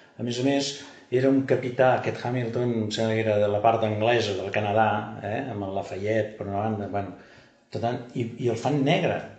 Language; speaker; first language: Catalan; native; Catalan